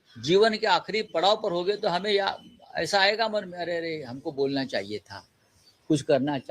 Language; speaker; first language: Hindi; non-native, local second language; Marathi